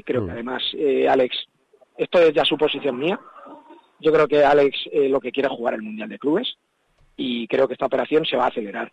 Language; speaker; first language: Spanish; native; Spanish